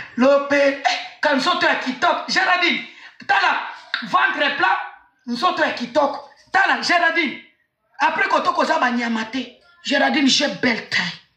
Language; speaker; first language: Lingala; non-native, local second language; Swahili